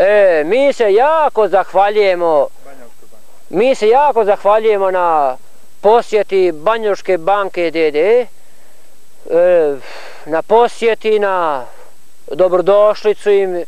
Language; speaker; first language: Croatian; native; Croatian